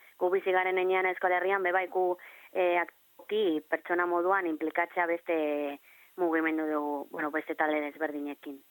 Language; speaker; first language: Basque; non-native, learner; Catalan